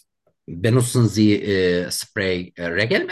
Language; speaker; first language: German; non-native, learner; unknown